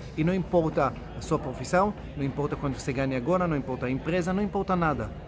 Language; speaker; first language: Portuguese; non-native, fluent; Hebrew